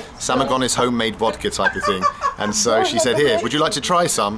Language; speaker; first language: English; native; English